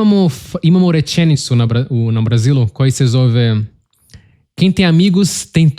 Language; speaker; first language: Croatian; non-native, learner; Portuguese